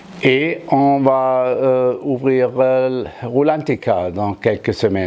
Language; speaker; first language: French; non-native, fluent; German